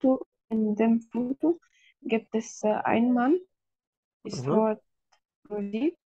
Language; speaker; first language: German; non-native, learner; Arabic